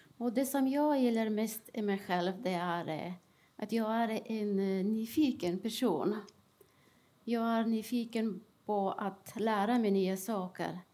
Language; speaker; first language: Swedish; non-native, fluent; Persian